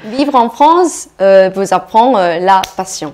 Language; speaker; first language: French; non-native, fluent; Korean